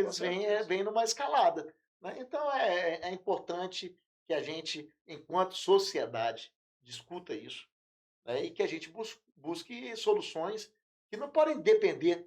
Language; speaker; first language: Portuguese; native; Portuguese